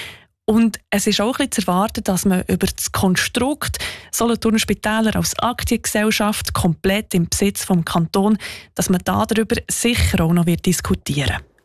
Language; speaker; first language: German; native; German